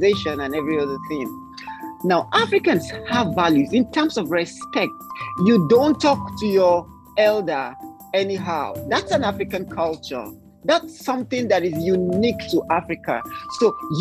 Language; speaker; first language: English; non-native, local second language; Ibibio